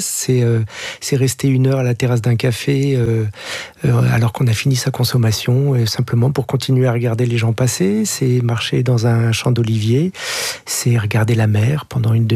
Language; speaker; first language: French; native; French